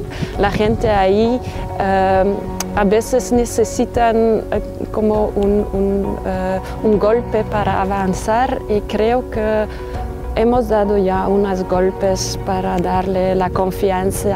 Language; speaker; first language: Spanish; non-native, fluent; Dutch